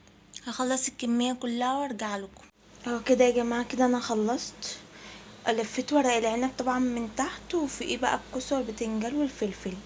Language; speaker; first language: Arabic; native; Arabic